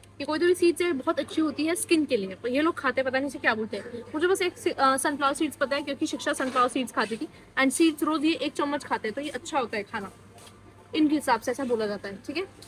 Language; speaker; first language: Hindi; non-native, local second language; Marathi